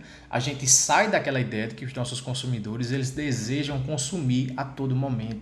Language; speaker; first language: Portuguese; native; Portuguese